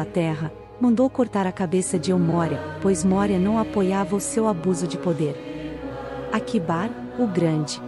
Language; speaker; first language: Portuguese; native; Portuguese